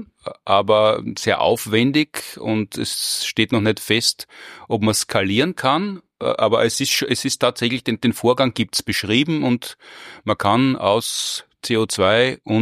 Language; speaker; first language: German; native; German